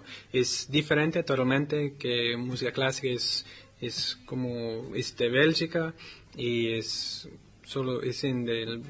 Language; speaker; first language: Spanish; non-native, learner; English